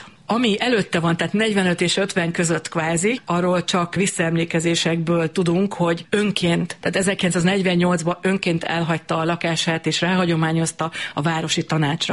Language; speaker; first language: Hungarian; native; Hungarian